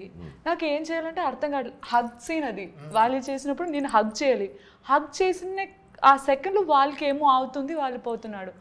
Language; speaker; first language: Telugu; non-native, learner; Malayalam